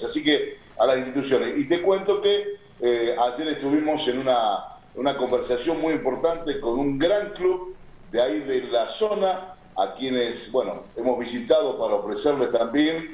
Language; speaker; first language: Spanish; native; Spanish